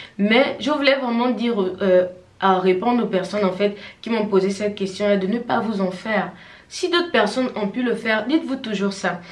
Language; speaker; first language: French; non-native, local second language; Fang